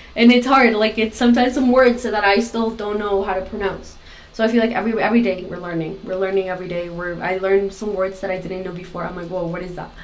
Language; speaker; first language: English; non-native, fluent; Spanish